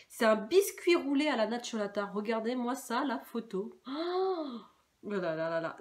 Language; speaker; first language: French; native; French